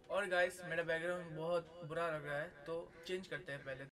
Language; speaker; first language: Hindi; non-native, local second language; Bangla